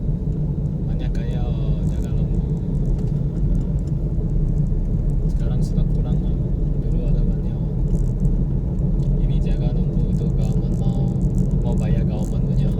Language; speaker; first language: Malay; non-native, local second language; Chinese